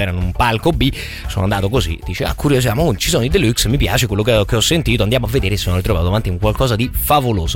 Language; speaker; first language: Italian; native; Italian